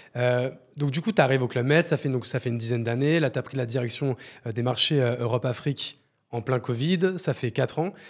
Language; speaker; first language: French; native; French